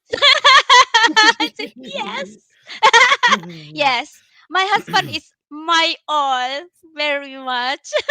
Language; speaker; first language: English; non-native, local second language; Filipino